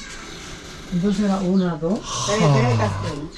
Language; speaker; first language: Spanish; early bilingual, other home language; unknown